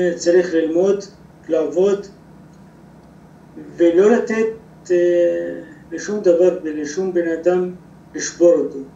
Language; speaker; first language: Hebrew; non-native, local second language; Arabic